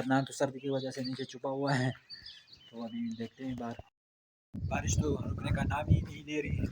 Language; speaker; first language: Hindi; non-native, local second language; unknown